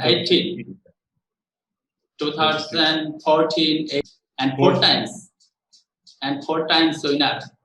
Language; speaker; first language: English; non-native, learner; Bangla